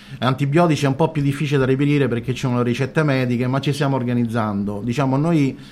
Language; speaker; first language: Italian; native; Italian